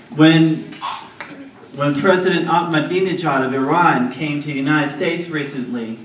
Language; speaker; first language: English; native; English